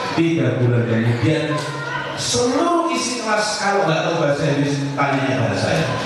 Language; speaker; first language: Indonesian; native; Indonesian